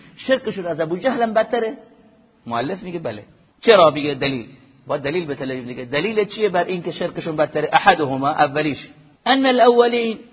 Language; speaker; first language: Persian; native; Persian